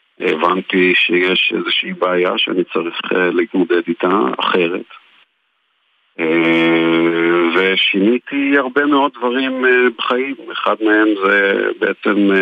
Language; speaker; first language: Hebrew; native; Hebrew